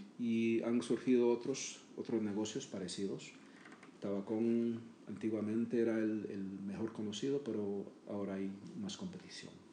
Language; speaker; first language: Spanish; native; Spanish